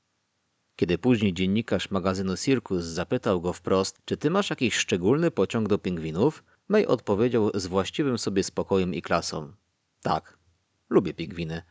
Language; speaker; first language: Polish; native; Polish